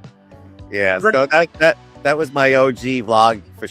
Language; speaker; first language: English; native; English